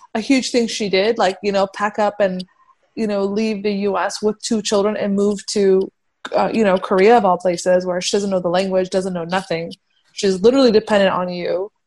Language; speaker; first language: English; early bilingual, heritage; Persian